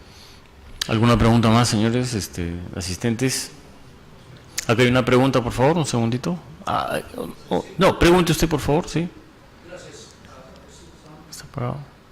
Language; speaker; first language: Spanish; native; Spanish